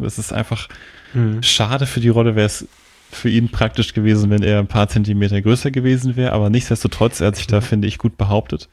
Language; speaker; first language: German; native; German